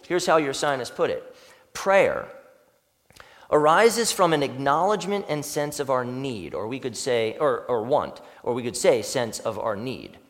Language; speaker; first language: English; native; English